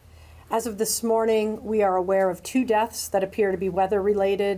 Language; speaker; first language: English; native; English